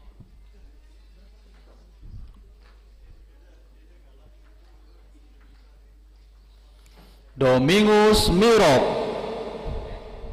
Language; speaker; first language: Indonesian; native; Indonesian